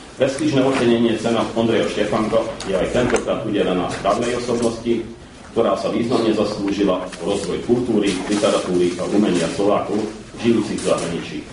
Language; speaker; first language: Slovak; early bilingual, heritage; Slovak